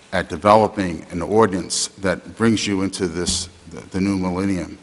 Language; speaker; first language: English; native; English